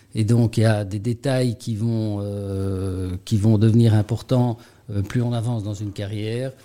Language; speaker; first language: French; native; French